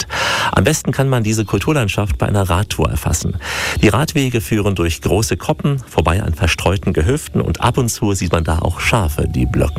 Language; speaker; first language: German; native; German